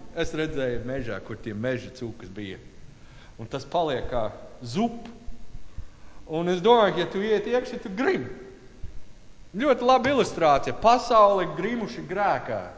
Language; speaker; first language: Latvian; non-native, learner; English